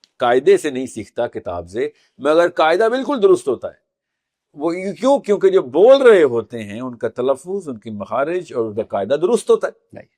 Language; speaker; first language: Urdu; native; Urdu